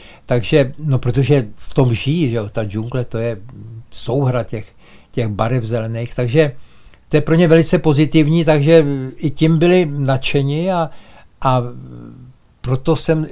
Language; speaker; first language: Czech; native; Czech